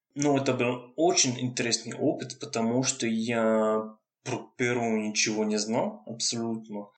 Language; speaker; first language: Russian; non-native, fluent; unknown